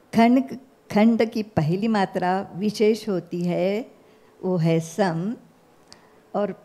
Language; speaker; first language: Hindi; non-native, local second language; Marathi